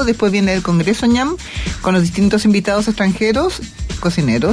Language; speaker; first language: Spanish; native; Spanish